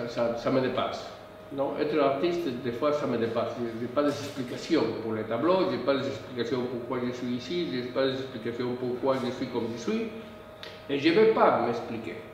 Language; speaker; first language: French; non-native, fluent; Spanish